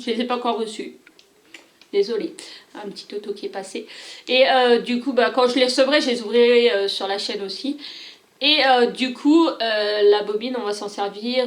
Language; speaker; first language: French; native; French